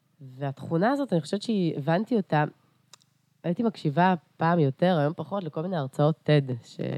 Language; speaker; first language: Hebrew; early bilingual, other home language; Russian